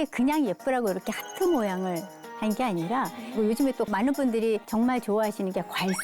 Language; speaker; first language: Korean; native; Korean